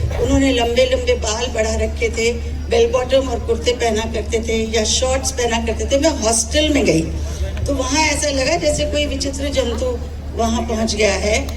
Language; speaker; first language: Hindi; non-native, local second language; Odia